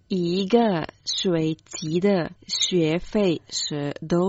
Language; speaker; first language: Chinese; non-native, fluent; Croatian